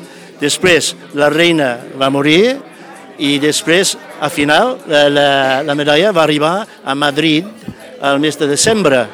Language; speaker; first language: Catalan; non-native, fluent; English